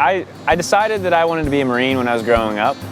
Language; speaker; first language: English; native; English